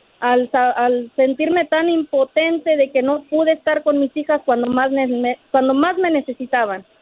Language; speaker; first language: Spanish; native; Spanish